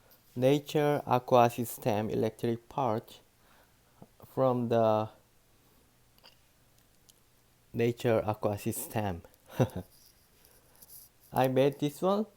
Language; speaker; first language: English; non-native, learner; Korean